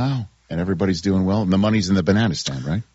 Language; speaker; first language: English; native; English